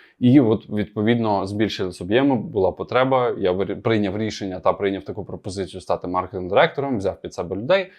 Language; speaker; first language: Ukrainian; non-native, local second language; Russian